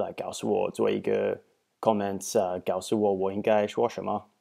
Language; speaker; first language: Chinese; non-native, learner; English